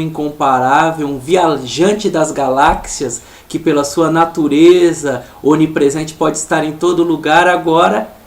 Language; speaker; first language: Portuguese; native; Portuguese